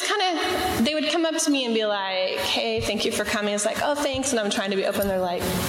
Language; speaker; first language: English; native; English